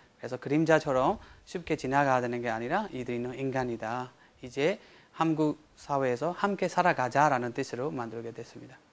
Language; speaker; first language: Korean; non-native, fluent; Burmese